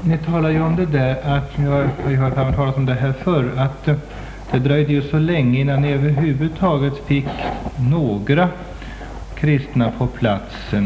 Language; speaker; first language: Swedish; native; Swedish